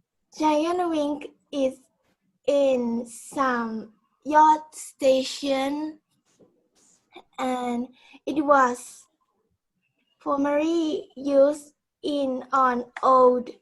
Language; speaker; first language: English; non-native, learner; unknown